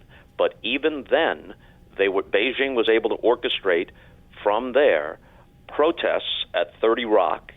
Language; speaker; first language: English; native; English